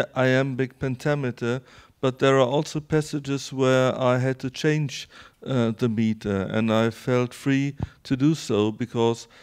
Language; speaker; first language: English; non-native, fluent; German